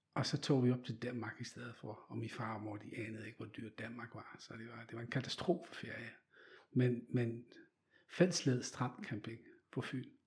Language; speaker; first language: Danish; non-native, fluent; Dutch